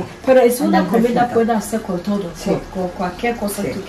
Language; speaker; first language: Spanish; non-native, learner; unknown